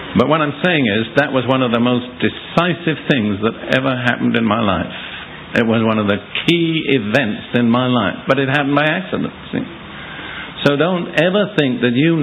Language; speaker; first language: English; native; English